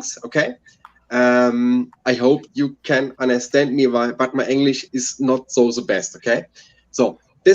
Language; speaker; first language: English; non-native, learner; German